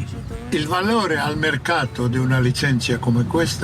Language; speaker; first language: Italian; non-native, fluent; Croatian